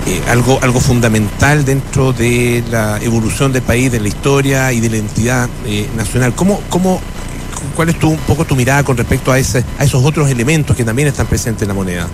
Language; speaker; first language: Spanish; native; Spanish